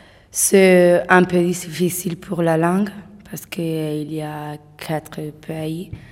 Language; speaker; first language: French; non-native, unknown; Spanish